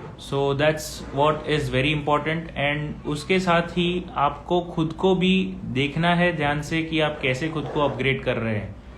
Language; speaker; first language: Hindi; native; Hindi